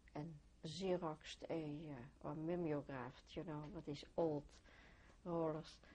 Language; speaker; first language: English; non-native, fluent; Dutch